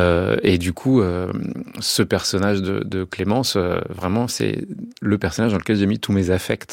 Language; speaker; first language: French; native; French